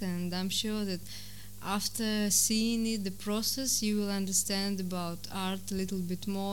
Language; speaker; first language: English; non-native, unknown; Russian